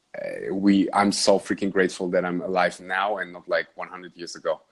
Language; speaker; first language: English; non-native, fluent; German